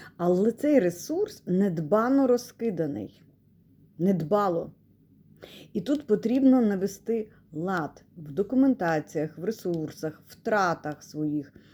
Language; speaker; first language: Ukrainian; non-native, local second language; Russian